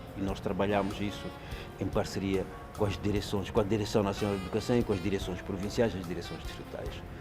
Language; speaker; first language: Portuguese; non-native, local second language; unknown